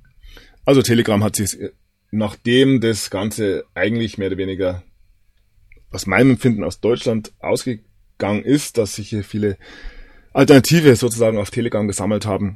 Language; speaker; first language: German; native; German